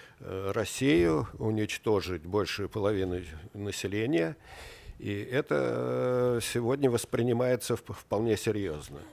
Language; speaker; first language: Russian; native; Russian